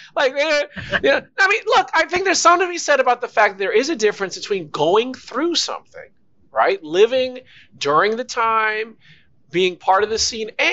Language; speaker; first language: English; native; English